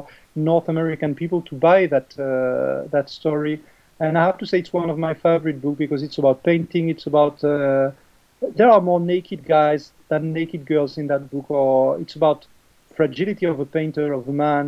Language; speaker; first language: English; non-native, fluent; French